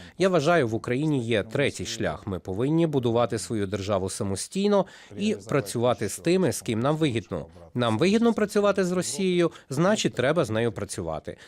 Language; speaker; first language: Ukrainian; non-native, local second language; Russian